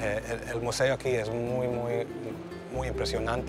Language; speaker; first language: Spanish; early bilingual, heritage; English